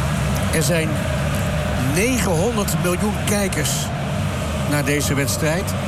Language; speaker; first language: Dutch; native; Dutch